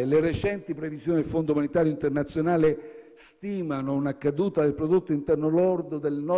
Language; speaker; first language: Italian; native; Italian